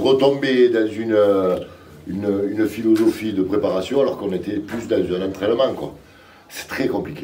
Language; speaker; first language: French; native; French